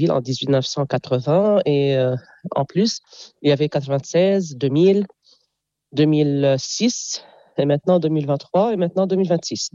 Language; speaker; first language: French; non-native, local second language; Arabic